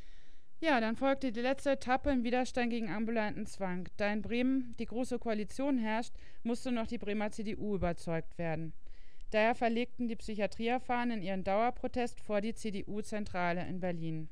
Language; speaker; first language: German; native; German